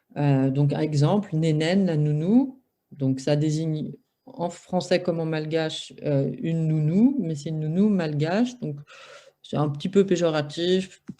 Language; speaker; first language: French; native; French